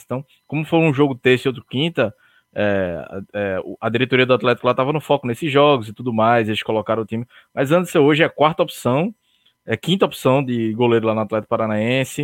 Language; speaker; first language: Portuguese; native; Portuguese